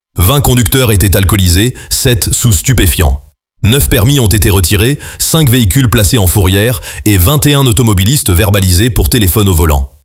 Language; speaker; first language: French; native; French